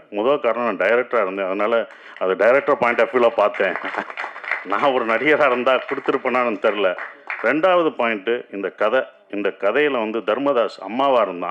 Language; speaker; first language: Tamil; native; Tamil